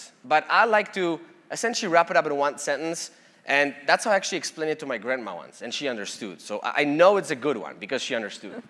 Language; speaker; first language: English; non-native, fluent; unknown